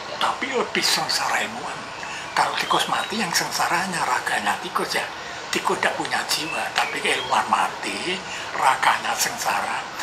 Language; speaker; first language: Indonesian; non-native, local second language; Javanese